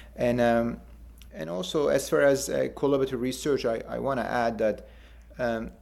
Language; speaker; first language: English; non-native, fluent; Turkish